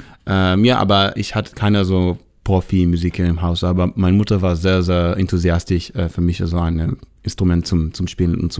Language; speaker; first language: German; non-native, learner; Hebrew